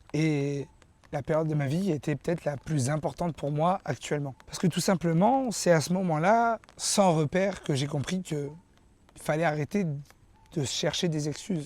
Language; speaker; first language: French; native; French